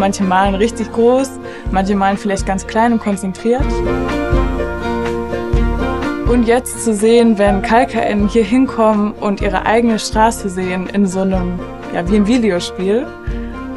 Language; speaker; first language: German; native; German